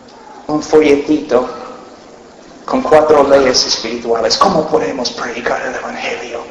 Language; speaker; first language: Spanish; non-native, fluent; English